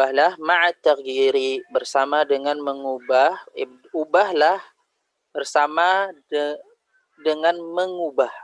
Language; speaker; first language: Indonesian; native; Indonesian